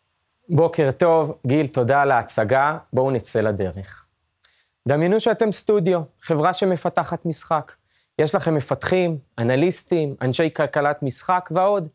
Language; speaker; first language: Hebrew; native; Hebrew